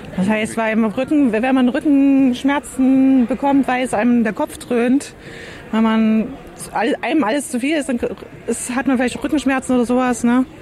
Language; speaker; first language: German; native; German